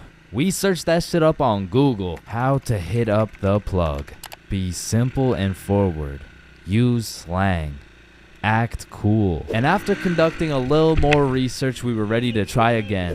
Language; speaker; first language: English; native; English